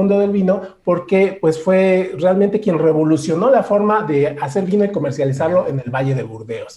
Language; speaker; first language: Spanish; native; Spanish